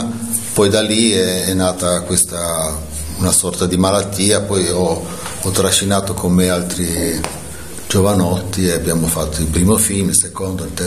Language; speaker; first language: Italian; native; Italian